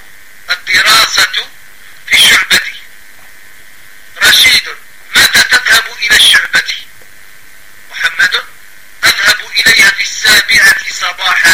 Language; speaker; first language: Arabic; non-native, fluent; French